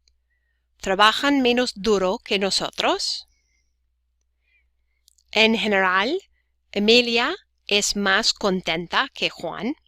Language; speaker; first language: Spanish; non-native, fluent; English